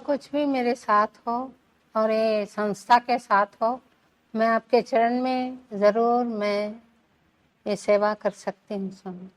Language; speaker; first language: Hindi; non-native, local second language; Telugu